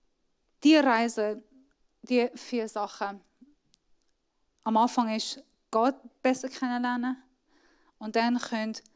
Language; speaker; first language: German; non-native, fluent; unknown